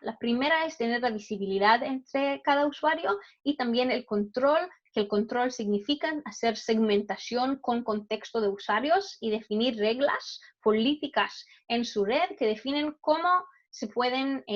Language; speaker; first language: Spanish; non-native, fluent; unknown